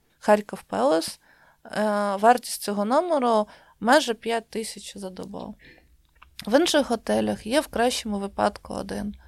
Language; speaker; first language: Ukrainian; non-native, local second language; Russian